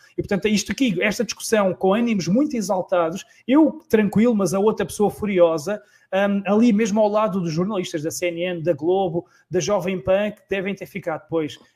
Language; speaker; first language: Portuguese; native; Portuguese